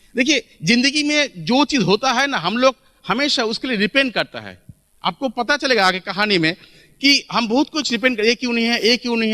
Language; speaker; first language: Hindi; non-native, local second language; Bangla